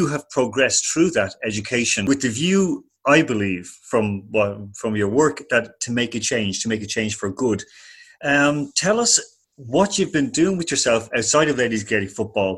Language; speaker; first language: English; native; English